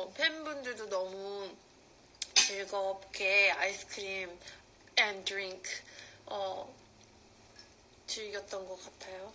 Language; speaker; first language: Korean; early bilingual, heritage; Korean